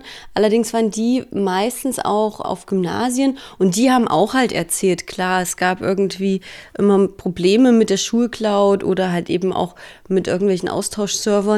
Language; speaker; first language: German; native; German